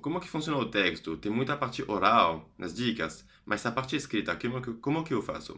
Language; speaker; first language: Portuguese; non-native, fluent; French